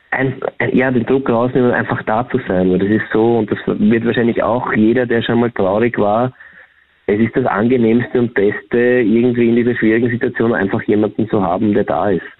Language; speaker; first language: German; native; German